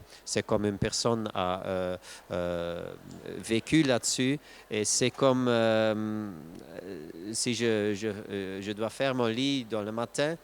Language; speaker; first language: French; non-native, local second language; Dutch